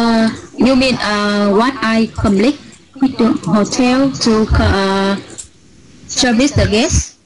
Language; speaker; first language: English; non-native, learner; Vietnamese